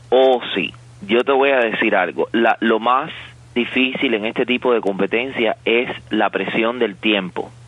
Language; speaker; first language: Spanish; native; Spanish